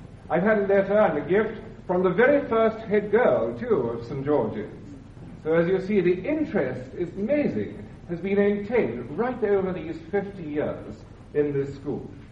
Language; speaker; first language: English; native; English